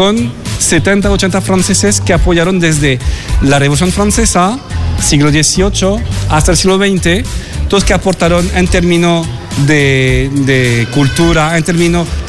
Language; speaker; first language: Spanish; non-native, fluent; French